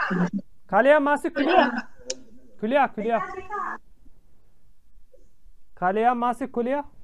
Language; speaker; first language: Indonesian; non-native, learner; Turkish